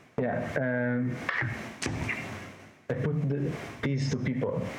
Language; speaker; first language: English; non-native, learner; Italian